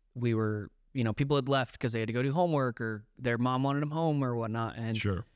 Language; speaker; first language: English; native; English